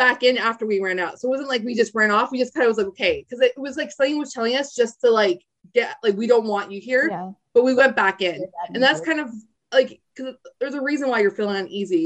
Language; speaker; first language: English; native; English